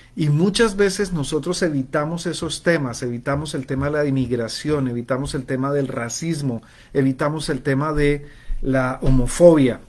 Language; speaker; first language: Spanish; native; Spanish